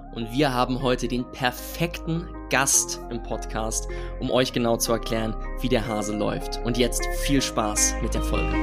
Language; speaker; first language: German; native; German